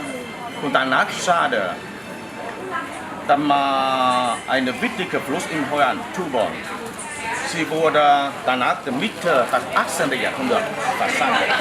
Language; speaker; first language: German; non-native, learner; Vietnamese